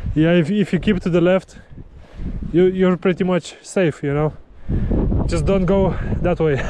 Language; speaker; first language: English; non-native, fluent; Lithuanian